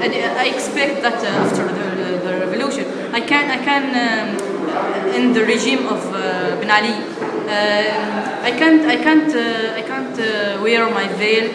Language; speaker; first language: English; non-native, learner; Arabic